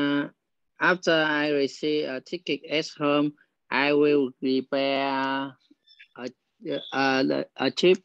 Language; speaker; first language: English; non-native, learner; Vietnamese